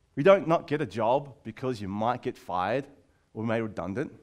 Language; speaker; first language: English; native; English